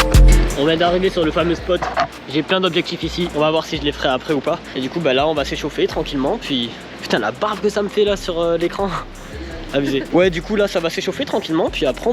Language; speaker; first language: French; native; French